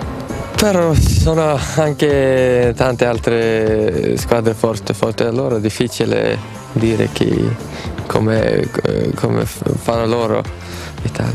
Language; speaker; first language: Italian; non-native, learner; Swedish